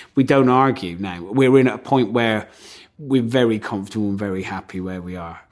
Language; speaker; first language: English; native; English